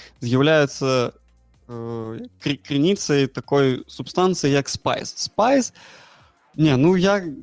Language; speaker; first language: Belarusian; non-native, local second language; Russian